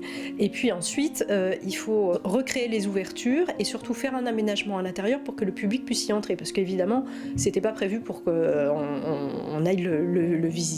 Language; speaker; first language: French; native; French